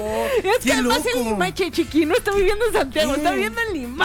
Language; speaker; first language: Spanish; native; Spanish